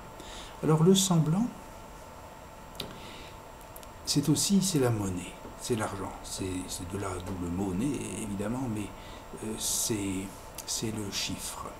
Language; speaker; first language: French; native; French